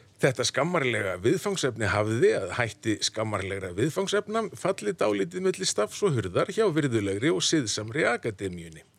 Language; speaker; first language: Icelandic; native; Icelandic